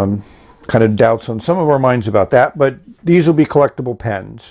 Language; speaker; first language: English; native; English